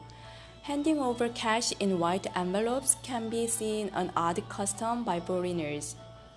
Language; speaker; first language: English; non-native, fluent; Korean